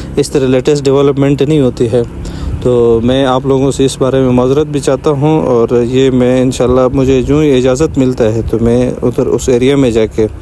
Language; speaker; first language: Urdu; non-native, local second language; Shina